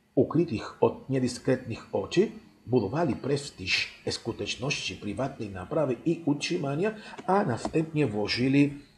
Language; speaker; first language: Polish; non-native, fluent; Spanish